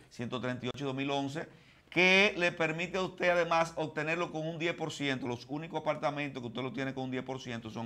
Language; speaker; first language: Spanish; native; Spanish